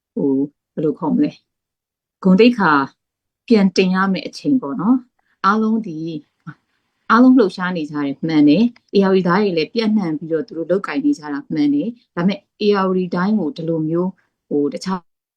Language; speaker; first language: Burmese; native; Burmese